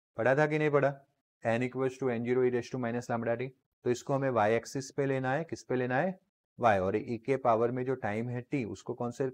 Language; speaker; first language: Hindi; non-native, local second language; Gujarati